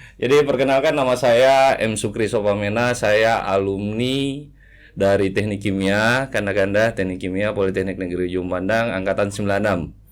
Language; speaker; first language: Indonesian; native; Indonesian